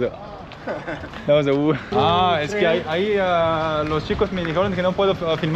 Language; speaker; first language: Portuguese; non-native, learner; English